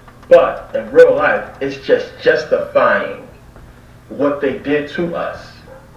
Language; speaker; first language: English; native; English